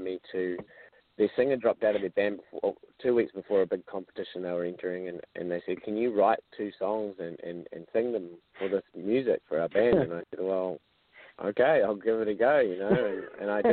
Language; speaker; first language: English; native; English